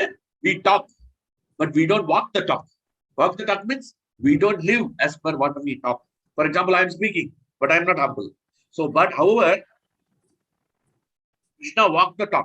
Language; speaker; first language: English; non-native, local second language; Hindi